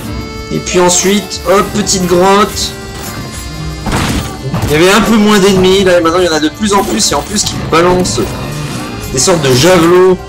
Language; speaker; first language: French; native; French